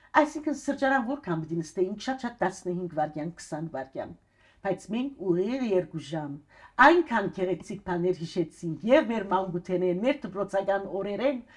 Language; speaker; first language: Armenian; early bilingual, heritage; Armenian